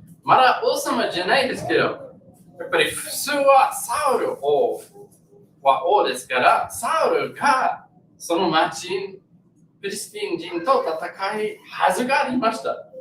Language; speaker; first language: Japanese; non-native, learner; English